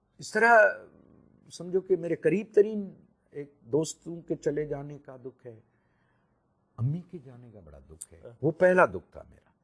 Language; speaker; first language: Urdu; non-native, local second language; Sindhi